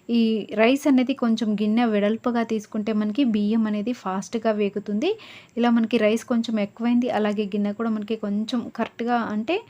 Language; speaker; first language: Telugu; non-native, local second language; Lambadi